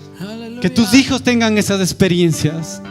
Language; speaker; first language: Spanish; native; Spanish